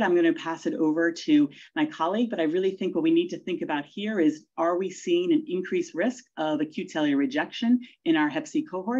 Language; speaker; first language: English; native; English